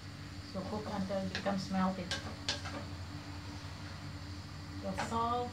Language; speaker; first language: English; non-native, learner; Indonesian